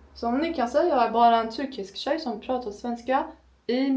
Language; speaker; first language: Swedish; non-native, learner; Turkish